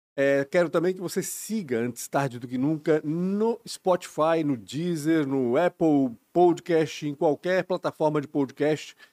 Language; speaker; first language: Portuguese; native; Portuguese